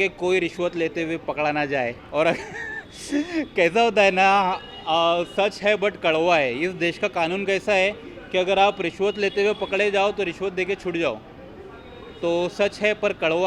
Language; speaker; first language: Hindi; native; Hindi